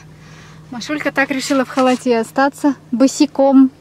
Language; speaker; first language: Russian; native; Russian